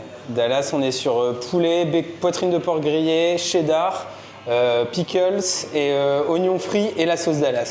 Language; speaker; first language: French; native; French